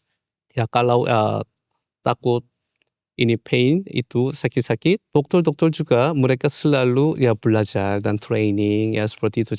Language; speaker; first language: Indonesian; non-native, learner; Korean